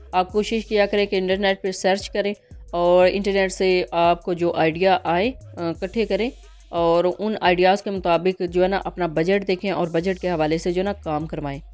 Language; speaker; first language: Urdu; non-native, local second language; Punjabi